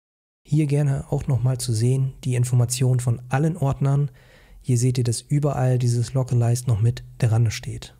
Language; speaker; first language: German; native; German